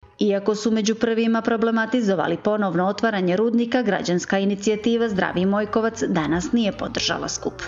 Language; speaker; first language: Serbian; native; Serbian